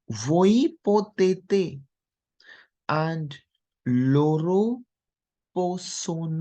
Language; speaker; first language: Italian; non-native, fluent; Hindi